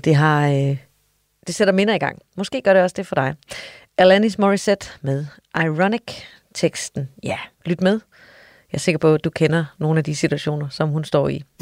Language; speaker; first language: Danish; native; Danish